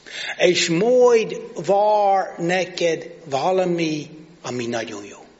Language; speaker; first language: Hungarian; non-native, fluent; English